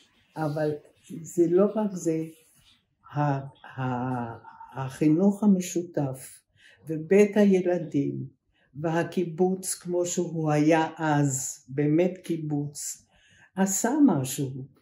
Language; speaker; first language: Hebrew; early bilingual, other home language; German